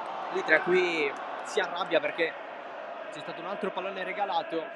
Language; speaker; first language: Italian; native; Italian